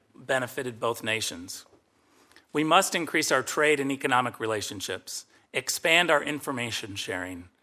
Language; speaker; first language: English; native; English